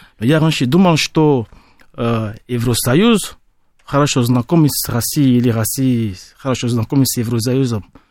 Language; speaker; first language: Russian; non-native, fluent; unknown